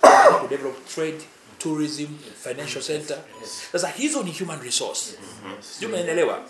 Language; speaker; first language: English; non-native, local second language; Swahili